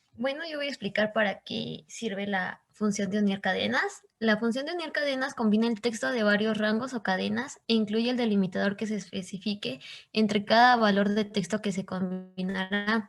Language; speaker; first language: Spanish; native; Spanish